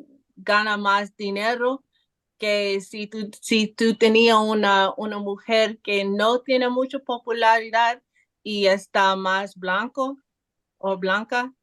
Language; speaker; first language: Spanish; non-native, learner; English